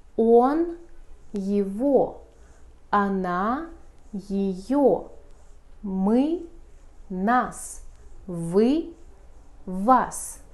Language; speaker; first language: Russian; native; Russian